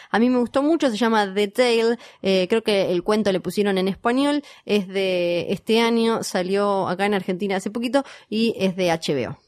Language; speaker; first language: Spanish; native; Spanish